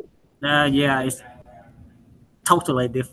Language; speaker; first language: English; non-native, learner; Vietnamese